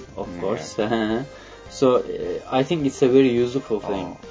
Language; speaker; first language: English; non-native, fluent; Turkish